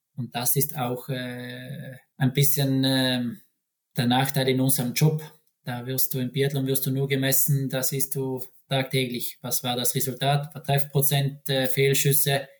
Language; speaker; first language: German; native; German